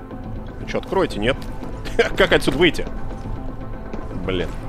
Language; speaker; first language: Russian; native; Russian